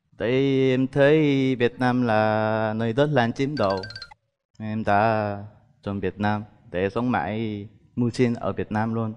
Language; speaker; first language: Vietnamese; non-native, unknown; Korean